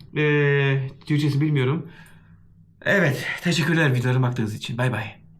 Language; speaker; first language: Turkish; early bilingual, heritage; Turkish